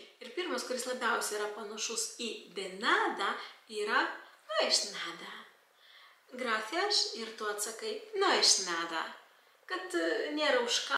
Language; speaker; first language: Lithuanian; non-native, local second language; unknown